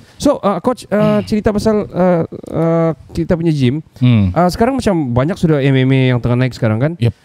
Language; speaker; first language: Malay; native; Malay